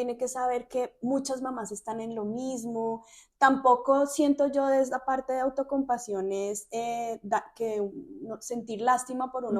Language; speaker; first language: Spanish; native; Spanish